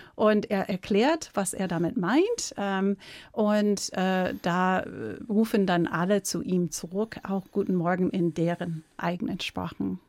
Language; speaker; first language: German; non-native, fluent; English